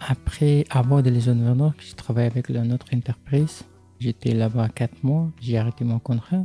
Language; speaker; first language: French; non-native, learner; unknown